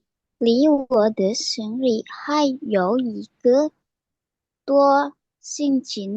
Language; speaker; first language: Chinese; non-native, learner; Indonesian